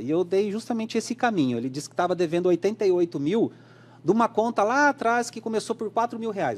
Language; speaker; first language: Portuguese; native; Portuguese